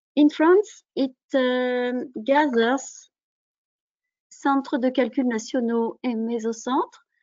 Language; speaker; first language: French; native; French